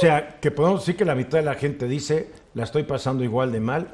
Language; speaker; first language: Spanish; native; Spanish